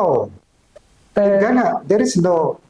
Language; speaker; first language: English; non-native, learner; Indonesian